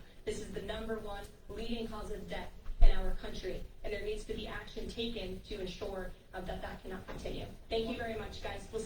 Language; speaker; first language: English; native; English